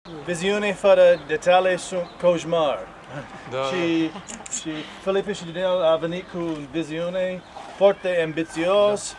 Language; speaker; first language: Romanian; non-native, learner; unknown